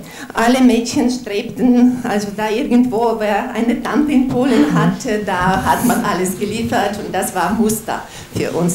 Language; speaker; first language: German; non-native, fluent; Ukrainian